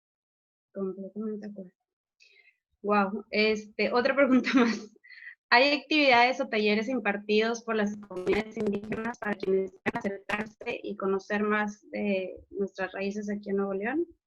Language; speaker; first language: Spanish; native; Spanish